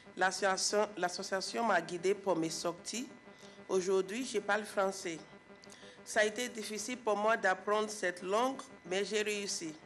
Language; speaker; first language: French; non-native, learner; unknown